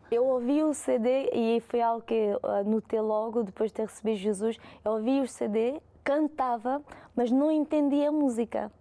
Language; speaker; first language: Portuguese; non-native, fluent; French